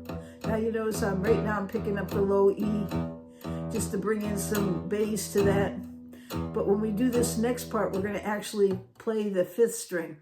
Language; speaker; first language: English; native; English